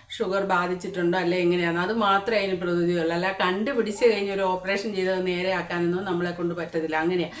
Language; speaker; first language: Malayalam; native; Malayalam